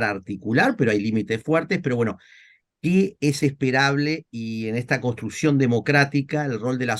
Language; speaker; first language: Spanish; native; Spanish